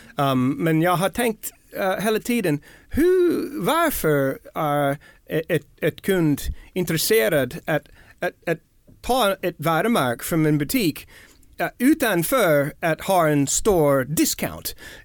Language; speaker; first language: Swedish; non-native, learner; English